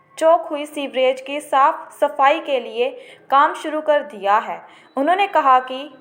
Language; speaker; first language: Hindi; non-native, local second language; Punjabi